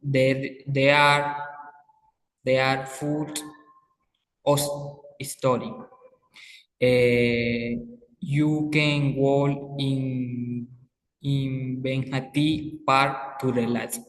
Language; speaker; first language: English; non-native, learner; Spanish